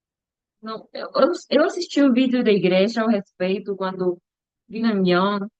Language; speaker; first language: Portuguese; non-native, learner; Spanish